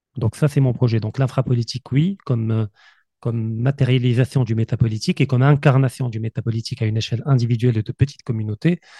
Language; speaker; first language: French; non-native, local second language; Arabic